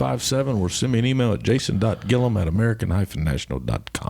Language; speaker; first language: English; native; English